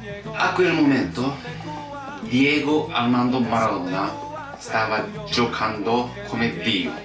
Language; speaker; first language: Italian; non-native, learner; Japanese